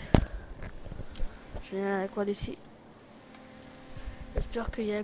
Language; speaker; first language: French; native; French